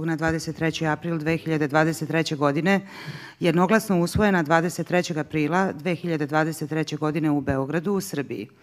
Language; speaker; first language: Croatian; native; Croatian